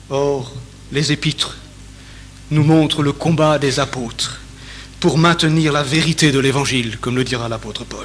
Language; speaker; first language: French; native; French